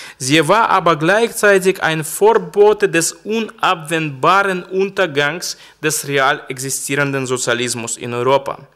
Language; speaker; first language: German; non-native, fluent; Russian